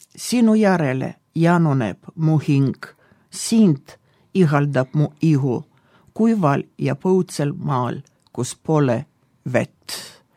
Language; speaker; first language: Estonian; non-native, local second language; Russian